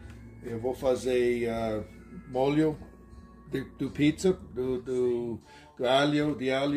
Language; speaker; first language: Portuguese; non-native, learner; English